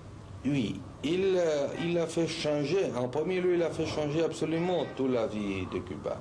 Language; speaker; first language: French; non-native, fluent; Spanish